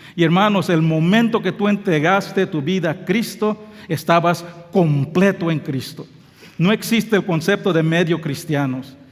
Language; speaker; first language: Spanish; non-native, local second language; English